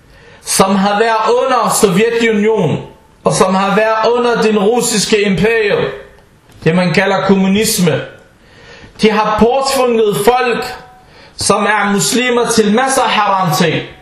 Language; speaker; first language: Danish; early bilingual, other home language; Arabic